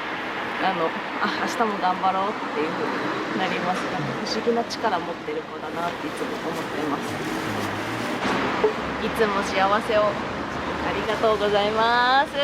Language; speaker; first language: Japanese; native; Japanese